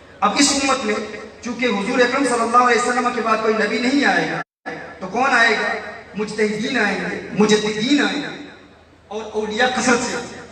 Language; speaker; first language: Urdu; early bilingual, heritage; Urdu